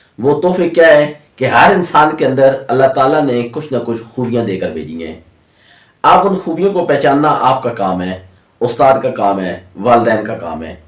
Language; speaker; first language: Urdu; non-native, local second language; Punjabi